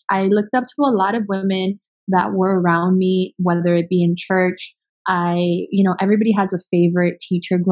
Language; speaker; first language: English; early bilingual, other home language; Spanish